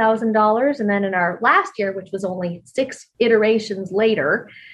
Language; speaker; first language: English; native; English